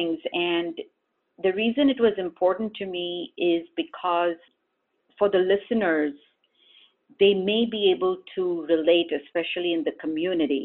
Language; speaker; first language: English; non-native, local second language; Gujarati